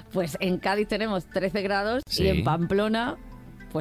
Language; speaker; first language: Spanish; native; Spanish